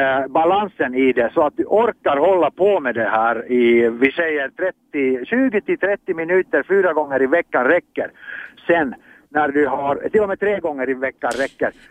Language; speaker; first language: Swedish; non-native, fluent; Finnish